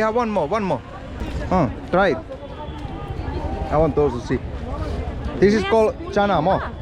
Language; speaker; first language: English; non-native, fluent; Finnish